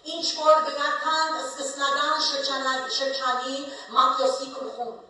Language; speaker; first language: Armenian; early bilingual, heritage; Armenian